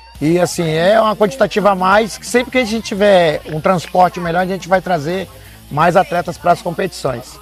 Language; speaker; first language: Portuguese; native; Portuguese